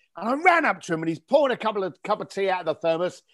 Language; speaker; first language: English; native; English